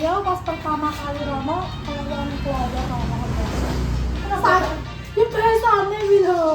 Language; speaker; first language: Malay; non-native, local second language; Javanese